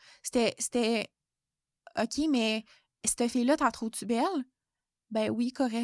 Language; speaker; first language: French; native; French